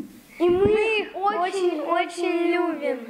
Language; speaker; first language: Russian; early bilingual, heritage; Russian